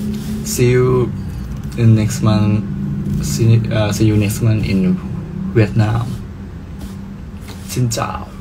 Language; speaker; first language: English; non-native, learner; Thai